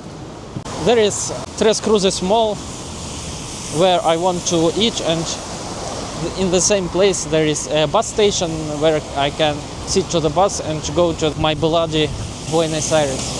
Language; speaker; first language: English; non-native, learner; Russian